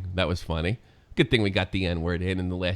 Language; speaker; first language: English; native; English